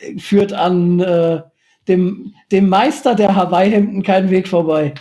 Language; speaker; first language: German; native; German